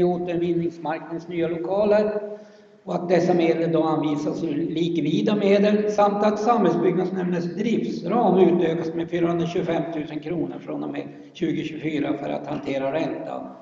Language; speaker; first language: Swedish; native; Swedish